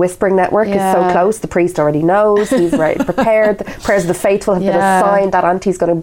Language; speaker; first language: English; native; English